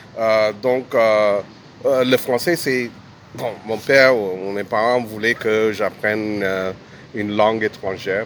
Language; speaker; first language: French; non-native, fluent; Amharic